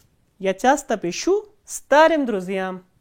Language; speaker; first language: Russian; non-native, fluent; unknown